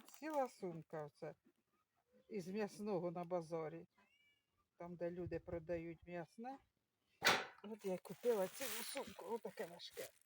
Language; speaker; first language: Ukrainian; native; Ukrainian